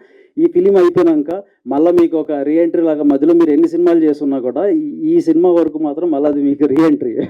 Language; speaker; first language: Telugu; native; Telugu